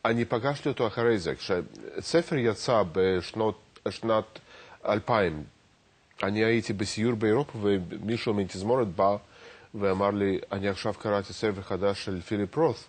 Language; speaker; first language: Hebrew; non-native, fluent; Russian